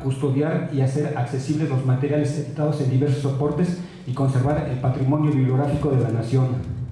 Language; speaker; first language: Spanish; native; Spanish